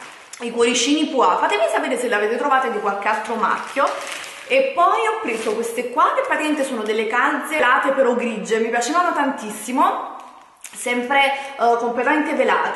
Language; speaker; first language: Italian; native; Italian